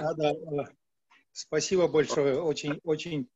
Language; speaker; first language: Russian; native; Russian